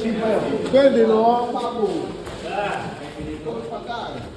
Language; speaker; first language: Italian; non-native, learner; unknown